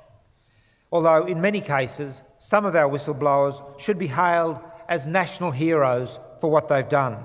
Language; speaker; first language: English; native; English